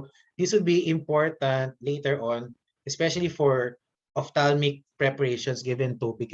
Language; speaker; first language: English; non-native, local second language; Filipino